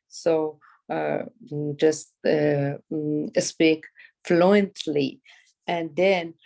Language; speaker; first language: English; non-native, learner; Persian